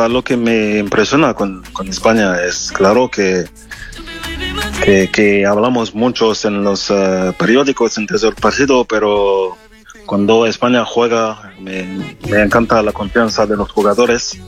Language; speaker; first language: Spanish; non-native, fluent; French